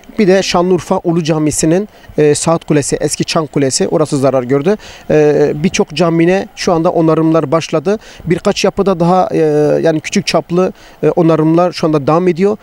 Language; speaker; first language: Turkish; native; Turkish